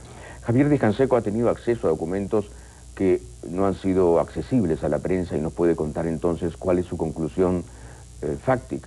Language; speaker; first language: Spanish; native; Spanish